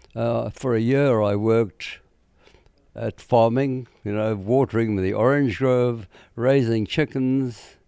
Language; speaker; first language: English; native; English